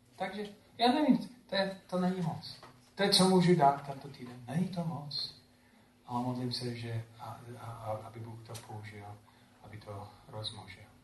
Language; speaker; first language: Czech; non-native, fluent; English